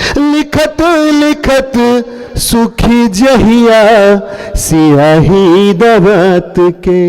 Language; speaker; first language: Hindi; non-native, local second language; Bhojpuri